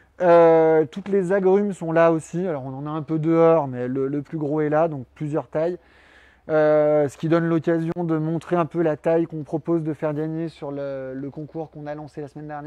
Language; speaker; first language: French; native; French